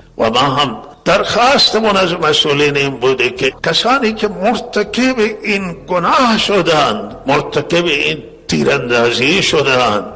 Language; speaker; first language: Persian; non-native, local second language; Baluchi